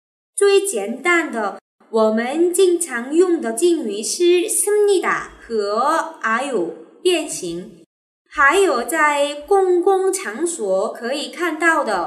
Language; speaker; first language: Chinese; non-native, fluent; Korean